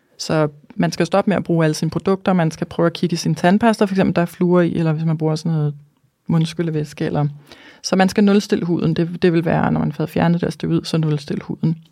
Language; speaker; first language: Danish; native; Danish